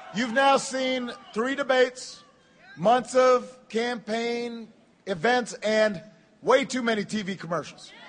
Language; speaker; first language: English; native; English